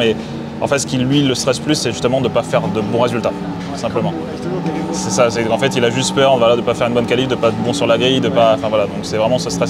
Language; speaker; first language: French; native; French